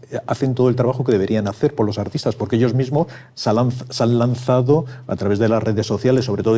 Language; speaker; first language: Spanish; native; Spanish